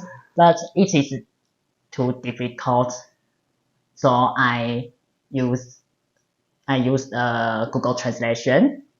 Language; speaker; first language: English; non-native, learner; Chinese